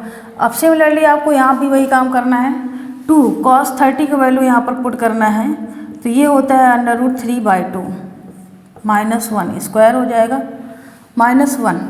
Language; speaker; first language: Hindi; native; Hindi